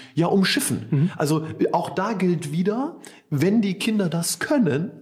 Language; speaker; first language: German; native; German